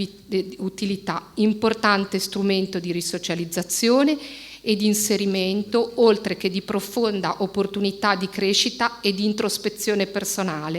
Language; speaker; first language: Italian; native; Italian